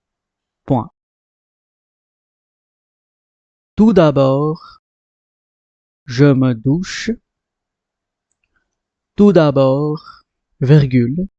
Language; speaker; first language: French; non-native, fluent; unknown